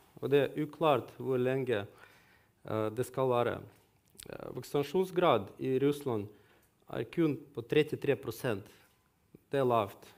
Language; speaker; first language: Norwegian; non-native, fluent; Russian